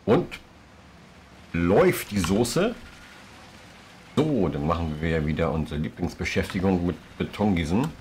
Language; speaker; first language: German; native; German